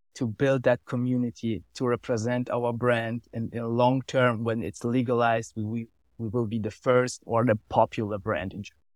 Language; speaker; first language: English; non-native, learner; German